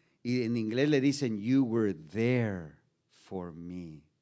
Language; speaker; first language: English; early bilingual, other home language; Spanish